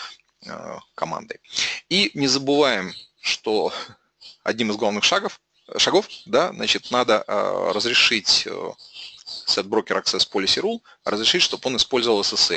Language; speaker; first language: Russian; native; Russian